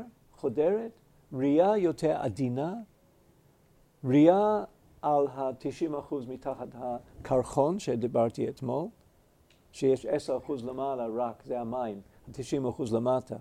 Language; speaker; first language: Hebrew; non-native, fluent; English